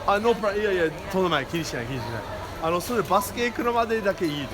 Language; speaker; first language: Japanese; non-native, learner; English